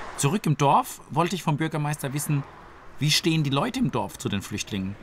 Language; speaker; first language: German; native; German